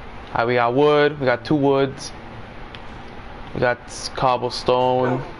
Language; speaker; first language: English; early bilingual, other home language; Spanish